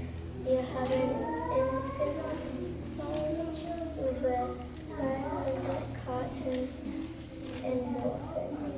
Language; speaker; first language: German; early bilingual, heritage; German